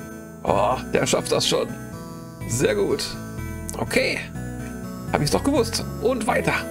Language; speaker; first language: German; native; German